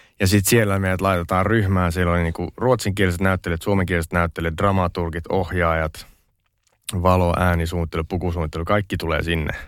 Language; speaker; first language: Finnish; non-native, local second language; Swedish